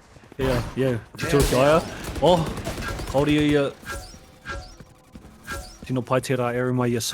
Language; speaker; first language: Māori; non-native, local second language; English